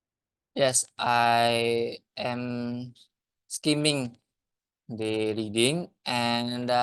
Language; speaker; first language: English; non-native, learner; Indonesian